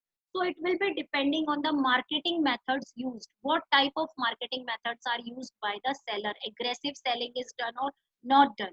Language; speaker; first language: English; non-native, local second language; Hindi